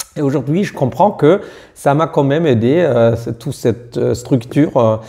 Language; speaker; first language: French; non-native, fluent; German